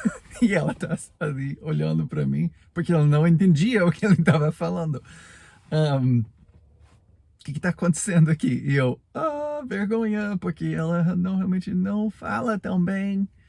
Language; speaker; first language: Portuguese; non-native, fluent; English